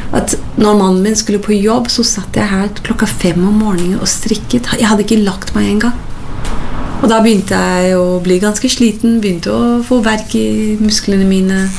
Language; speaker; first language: Norwegian; non-native, fluent; English